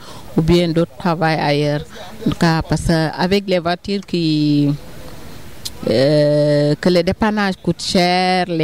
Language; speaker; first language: French; non-native, local second language; Wolof